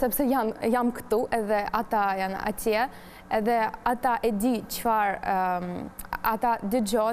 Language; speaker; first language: Albanian; non-native, learner; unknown